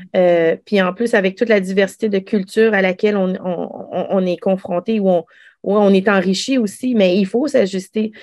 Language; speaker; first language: French; early bilingual, other home language; Lao